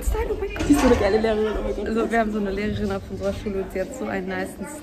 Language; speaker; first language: German; native; German